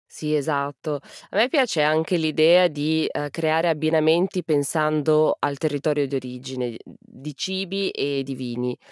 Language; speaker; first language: Italian; native; Italian